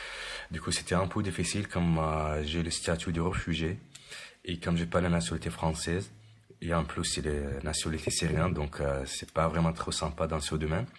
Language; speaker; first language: French; non-native, fluent; Arabic